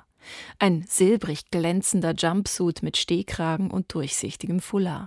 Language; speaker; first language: German; native; German